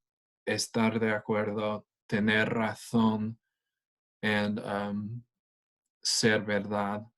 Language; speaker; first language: Spanish; non-native, fluent; English